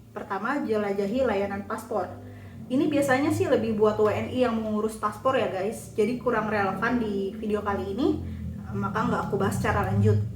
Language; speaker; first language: Indonesian; native; Indonesian